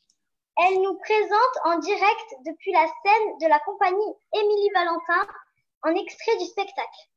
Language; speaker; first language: French; native; French